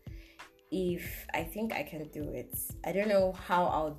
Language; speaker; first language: English; non-native, local second language; Igbo